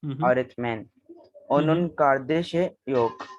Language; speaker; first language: Turkish; non-native, learner; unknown